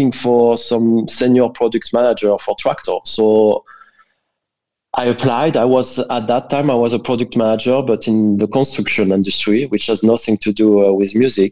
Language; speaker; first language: English; non-native, fluent; French